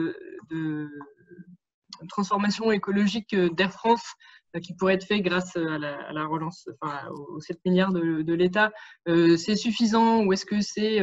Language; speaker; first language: French; native; French